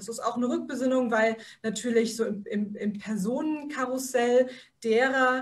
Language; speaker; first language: German; native; German